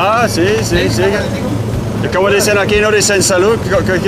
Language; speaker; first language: Spanish; non-native, learner; English